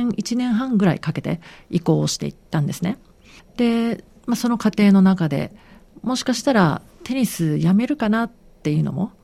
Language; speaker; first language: Japanese; native; Japanese